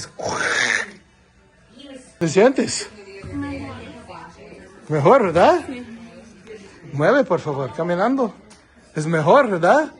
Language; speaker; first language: Spanish; non-native, learner; English